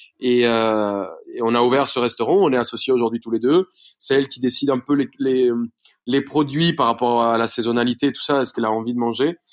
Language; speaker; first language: French; non-native, fluent; Spanish